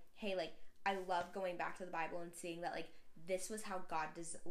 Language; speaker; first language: English; native; English